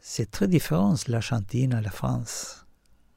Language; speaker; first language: French; non-native, fluent; Spanish